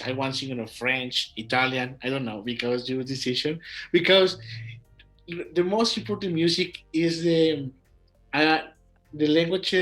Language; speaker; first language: English; non-native, learner; Spanish